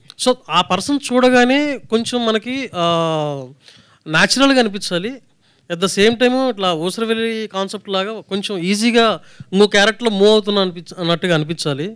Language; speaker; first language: Telugu; native; Telugu